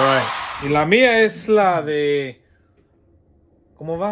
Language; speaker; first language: Spanish; early bilingual, heritage; Spanish